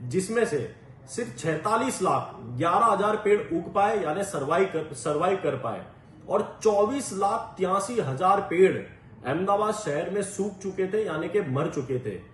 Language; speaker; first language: Hindi; non-native, local second language; Gujarati